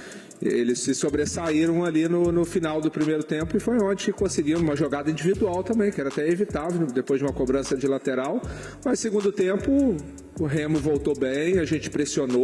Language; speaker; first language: Portuguese; native; Portuguese